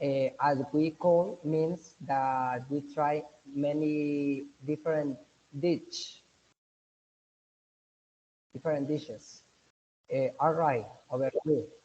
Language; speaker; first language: English; non-native, learner; Spanish